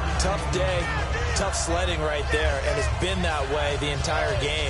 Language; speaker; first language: English; native; English